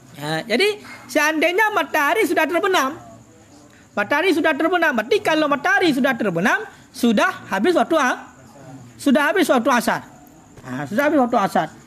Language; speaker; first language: Malay; non-native, local second language; Achinese